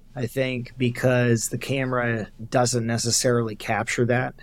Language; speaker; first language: English; native; English